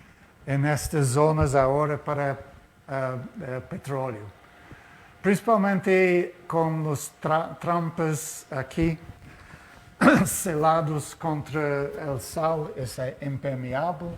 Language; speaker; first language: Spanish; non-native, fluent; Portuguese